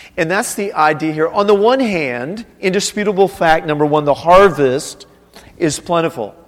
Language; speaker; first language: English; native; English